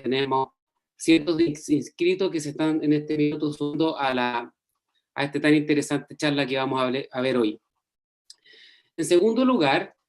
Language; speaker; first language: Spanish; native; Spanish